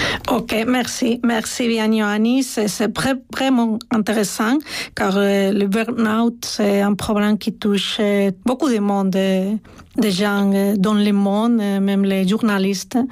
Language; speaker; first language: French; non-native, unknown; Spanish